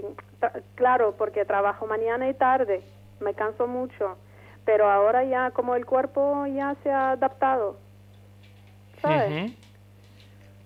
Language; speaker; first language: Spanish; non-native, fluent; Arabic